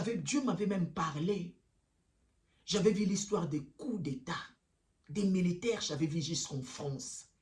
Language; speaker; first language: French; early bilingual, other home language; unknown